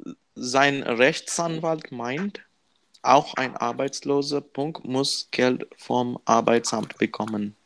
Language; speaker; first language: German; non-native, learner; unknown